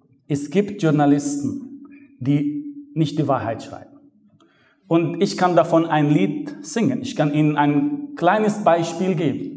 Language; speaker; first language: German; non-native, fluent; Arabic